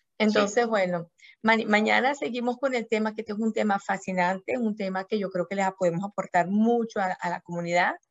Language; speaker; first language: Spanish; native; Spanish